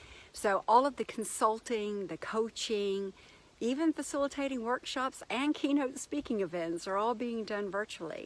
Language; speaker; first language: English; native; English